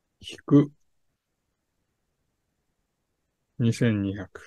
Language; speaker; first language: Japanese; native; Japanese